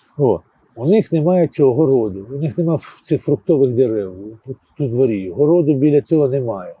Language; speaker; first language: Ukrainian; native; Ukrainian